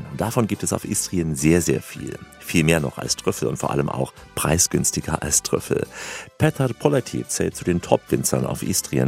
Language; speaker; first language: German; native; German